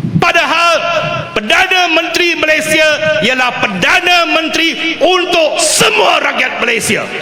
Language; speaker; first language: Malay; non-native, local second language; Chinese